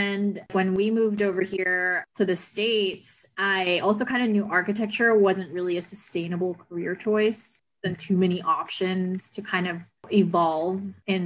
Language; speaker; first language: English; non-native, local second language; Filipino